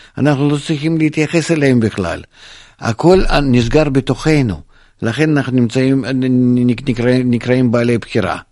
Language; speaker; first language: Hebrew; non-native, fluent; Russian